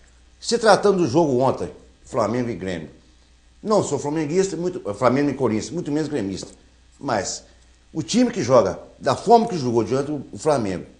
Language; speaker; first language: Portuguese; native; Portuguese